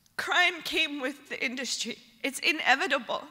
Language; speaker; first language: English; native; English